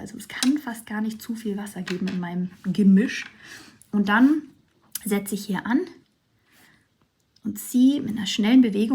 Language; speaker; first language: German; native; German